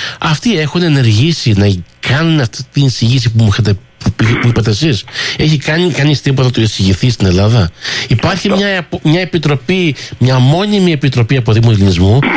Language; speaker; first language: Greek; early bilingual, heritage; Greek